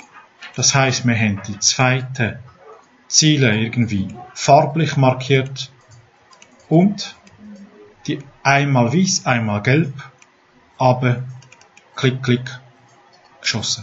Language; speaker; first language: German; non-native, fluent; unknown